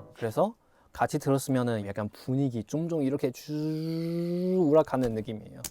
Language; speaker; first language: Korean; non-native, fluent; Chinese